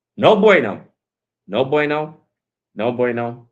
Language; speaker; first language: Spanish; early bilingual, heritage; Spanish